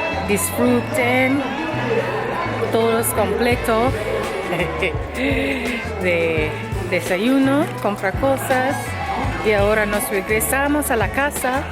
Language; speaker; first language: Spanish; non-native, learner; English